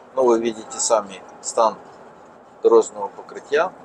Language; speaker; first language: Russian; non-native, local second language; Ukrainian